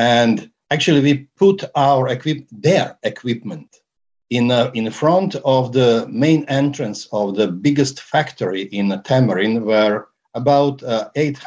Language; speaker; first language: English; non-native, fluent; Serbian